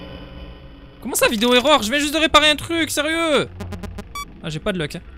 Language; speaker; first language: French; native; French